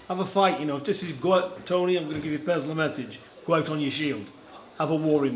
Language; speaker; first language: English; native; English